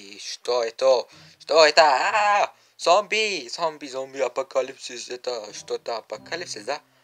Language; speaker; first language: Russian; non-native, learner; Uzbek